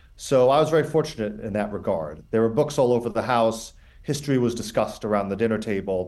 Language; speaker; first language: English; native; English